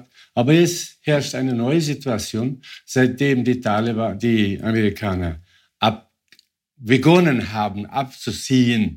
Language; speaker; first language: German; non-native, fluent; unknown